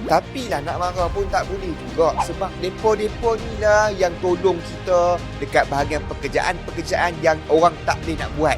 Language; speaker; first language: Malay; native; Malay